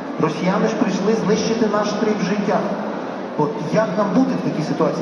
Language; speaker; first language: Ukrainian; native; Ukrainian